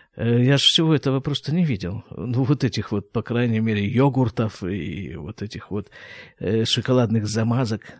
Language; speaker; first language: Russian; native; Russian